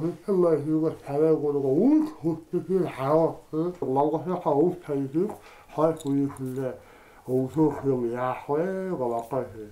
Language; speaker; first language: Mongolian; non-native, learner; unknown